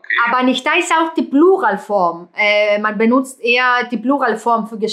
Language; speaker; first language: German; non-native, fluent; Greek